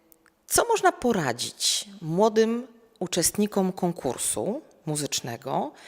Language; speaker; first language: Polish; native; Polish